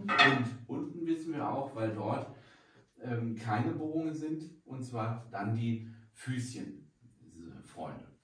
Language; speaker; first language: German; native; German